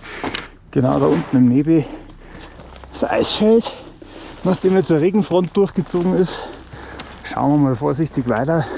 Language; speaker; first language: German; native; German